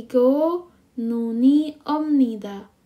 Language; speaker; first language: Korean; non-native, fluent; Indonesian